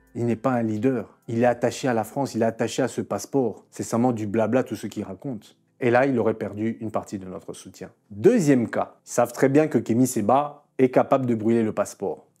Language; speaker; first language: French; non-native, local second language; Lingala